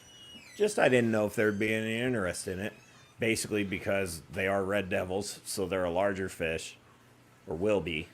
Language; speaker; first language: English; native; English